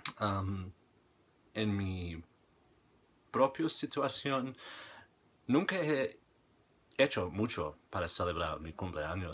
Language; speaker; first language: Spanish; non-native, fluent; English